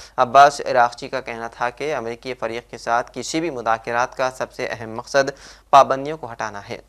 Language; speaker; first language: Urdu; native; Urdu